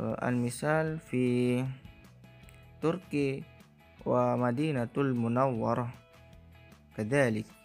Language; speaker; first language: Arabic; non-native, learner; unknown